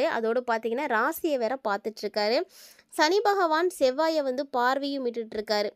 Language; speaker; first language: Tamil; native; Tamil